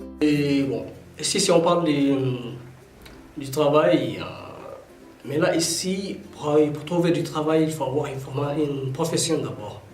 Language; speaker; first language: French; non-native, learner; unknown